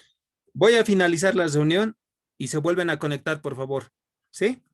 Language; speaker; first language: Spanish; native; Spanish